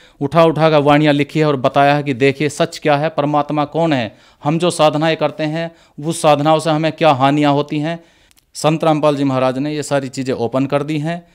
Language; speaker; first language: Hindi; native; Hindi